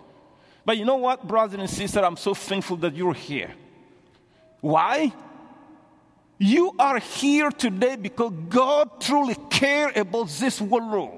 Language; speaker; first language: English; non-native, fluent; Bambara